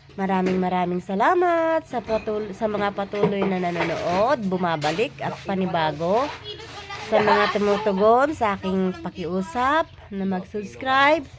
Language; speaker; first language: Filipino; non-native, local second language; Iloko